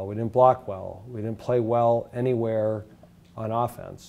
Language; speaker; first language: English; native; English